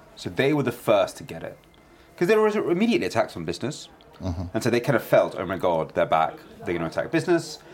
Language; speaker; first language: English; native; English